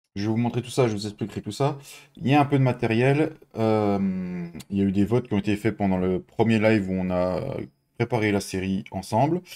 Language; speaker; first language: French; native; French